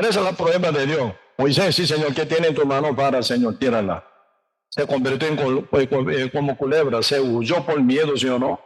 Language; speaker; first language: Spanish; non-native, learner; Korean